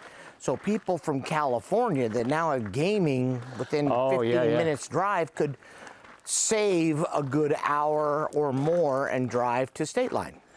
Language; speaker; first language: English; native; English